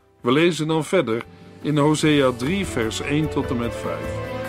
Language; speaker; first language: Dutch; native; Dutch